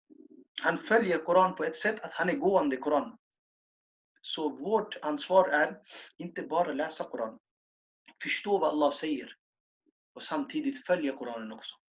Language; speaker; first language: Swedish; non-native, fluent; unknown